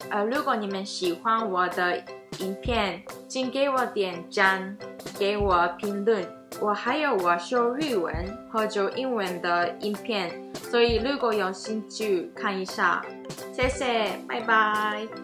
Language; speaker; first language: Chinese; non-native, fluent; Japanese